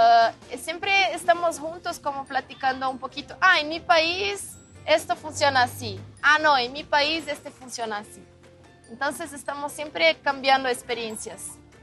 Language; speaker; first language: Spanish; non-native, learner; Portuguese